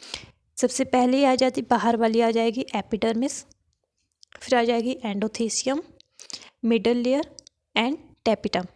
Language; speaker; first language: Hindi; native; Hindi